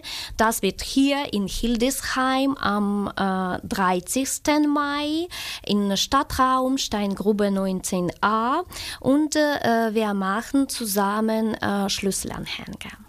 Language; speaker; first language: German; non-native, fluent; Ukrainian